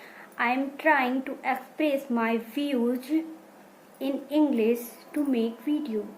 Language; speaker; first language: English; non-native, learner; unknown